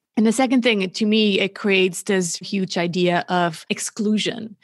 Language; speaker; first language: English; non-native, fluent; German